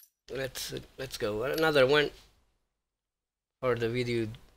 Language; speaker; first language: English; non-native, learner; Portuguese